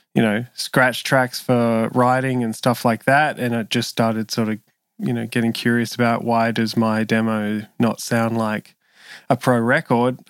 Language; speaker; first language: English; native; English